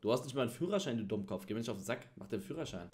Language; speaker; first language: German; native; German